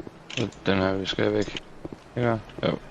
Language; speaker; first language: Danish; native; Danish